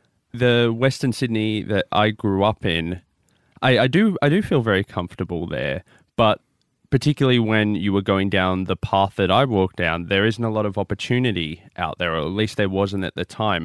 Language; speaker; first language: English; native; English